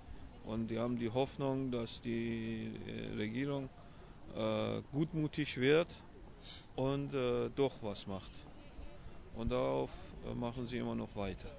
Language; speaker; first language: German; non-native, fluent; Persian